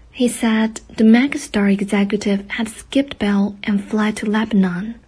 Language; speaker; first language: English; non-native, fluent; Chinese